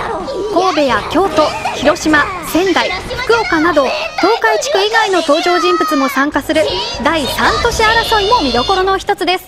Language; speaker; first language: Japanese; native; Japanese